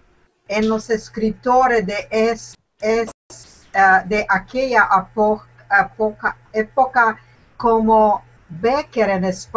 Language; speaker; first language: Spanish; non-native, learner; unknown